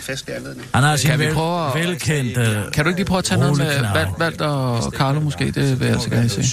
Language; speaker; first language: Danish; native; Danish